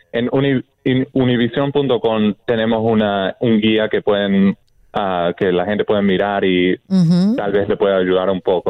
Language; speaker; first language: Spanish; non-native, fluent; English